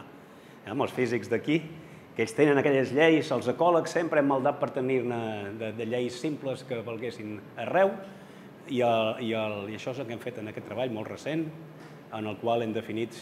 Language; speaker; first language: Catalan; native; Catalan